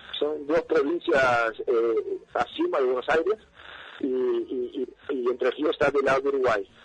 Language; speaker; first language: Portuguese; non-native, fluent; Spanish